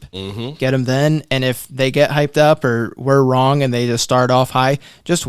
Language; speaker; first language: English; native; English